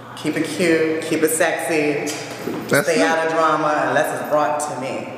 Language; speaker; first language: English; native; English